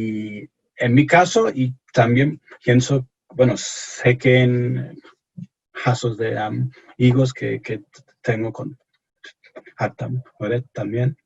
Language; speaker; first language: Spanish; non-native, fluent; English